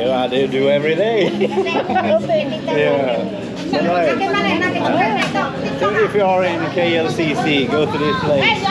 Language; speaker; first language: English; non-native, fluent; Swedish